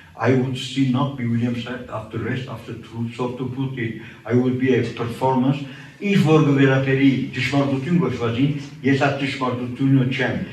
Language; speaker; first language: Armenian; early bilingual, heritage; Armenian